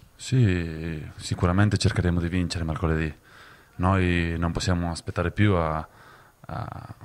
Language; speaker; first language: Italian; non-native, fluent; Spanish